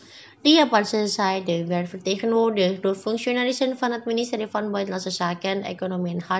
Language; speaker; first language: Dutch; non-native, fluent; Indonesian